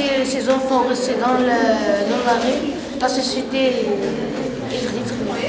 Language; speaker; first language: French; non-native, learner; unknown